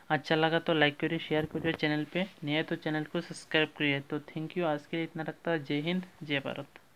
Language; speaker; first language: Hindi; non-native, local second language; Bangla